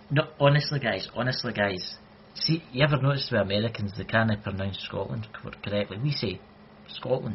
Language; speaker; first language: English; native; English